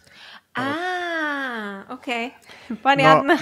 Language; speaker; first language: Russian; non-native, learner; Catalan